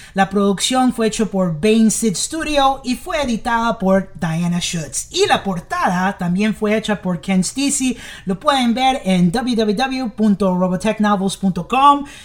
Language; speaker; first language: Spanish; early bilingual, heritage; English